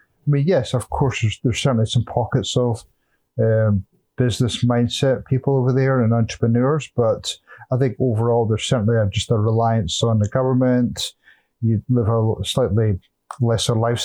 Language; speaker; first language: English; native; English